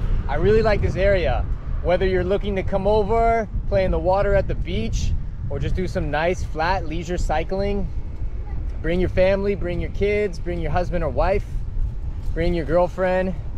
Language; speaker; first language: English; native; English